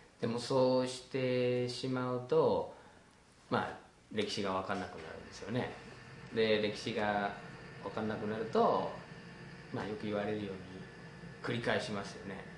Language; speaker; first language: Japanese; non-native, fluent; English